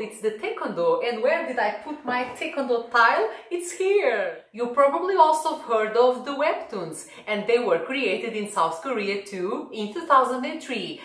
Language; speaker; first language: English; non-native, fluent; Portuguese